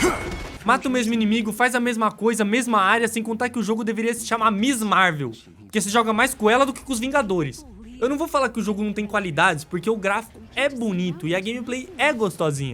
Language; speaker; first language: Portuguese; native; Portuguese